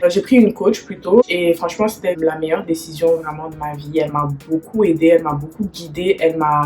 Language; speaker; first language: French; native; French